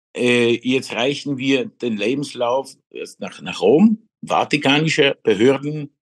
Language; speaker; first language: German; non-native, fluent; Polish